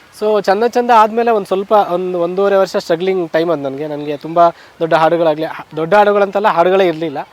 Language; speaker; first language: Kannada; native; Kannada